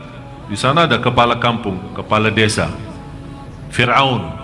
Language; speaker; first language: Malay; non-native, fluent; Arabic